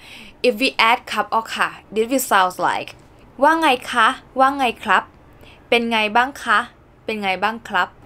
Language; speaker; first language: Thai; native; Thai